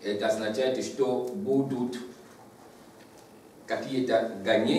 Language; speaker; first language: Russian; non-native, learner; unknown